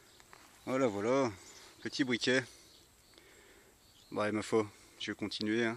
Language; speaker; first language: French; native; French